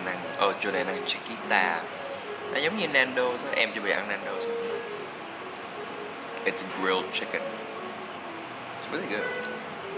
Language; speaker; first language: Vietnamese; early bilingual, heritage; Vietnamese